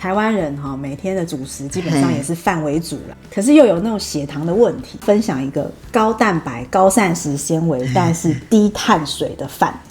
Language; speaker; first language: Chinese; native; Chinese